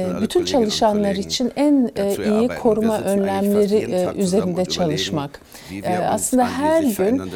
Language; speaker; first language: Turkish; non-native, fluent; German